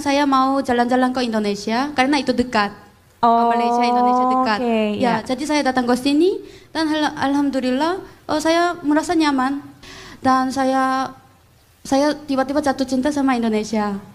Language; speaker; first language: Indonesian; non-native, fluent; Korean